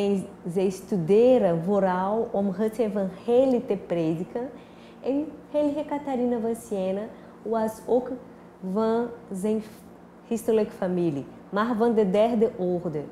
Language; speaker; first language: Dutch; non-native, fluent; Portuguese